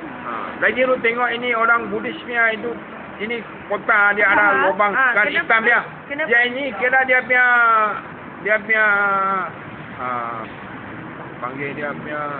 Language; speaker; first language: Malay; non-native, local second language; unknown